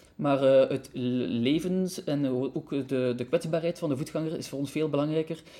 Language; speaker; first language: Dutch; native; Dutch